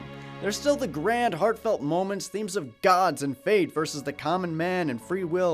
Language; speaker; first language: English; native; English